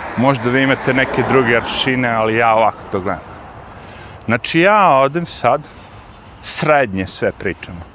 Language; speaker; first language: Bosnian; native; Bosnian